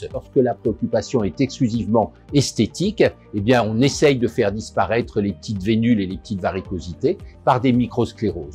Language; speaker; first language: French; native; French